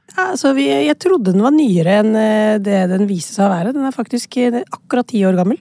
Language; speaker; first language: Norwegian; early bilingual, other home language; Urdu